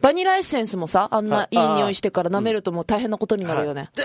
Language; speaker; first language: Japanese; native; Japanese